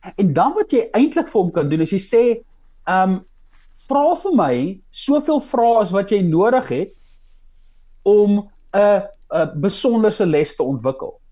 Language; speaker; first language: Afrikaans; native; Afrikaans